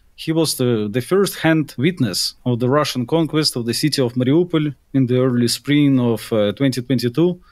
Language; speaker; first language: English; non-native, fluent; Russian